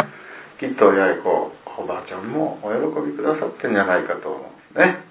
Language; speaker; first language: Japanese; native; Japanese